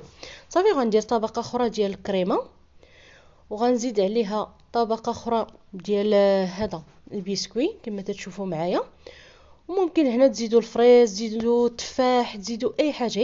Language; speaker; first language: Arabic; native; Arabic